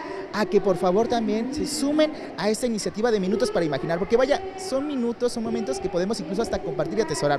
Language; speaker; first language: Spanish; native; Spanish